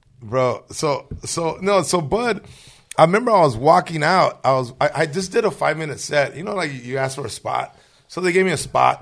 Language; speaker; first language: English; early bilingual, other home language; Spanish